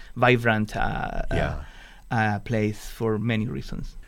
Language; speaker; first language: English; non-native, fluent; Spanish